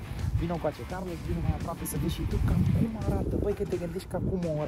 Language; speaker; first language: Romanian; native; Romanian